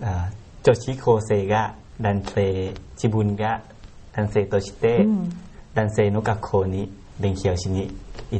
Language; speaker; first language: Japanese; non-native, learner; Thai